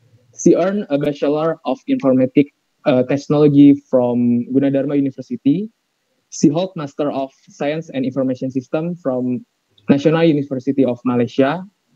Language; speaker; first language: English; non-native, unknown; Indonesian